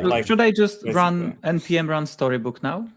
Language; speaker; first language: English; non-native, fluent; Polish